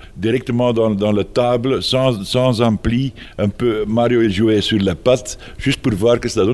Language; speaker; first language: French; non-native, fluent; Dutch